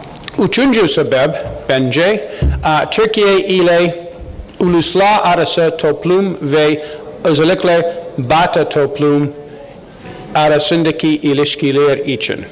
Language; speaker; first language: Turkish; non-native, learner; English